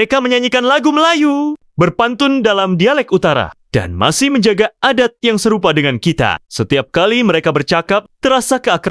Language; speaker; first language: Malay; native; Malay